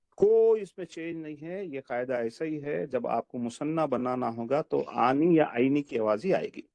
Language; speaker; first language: Urdu; native; Urdu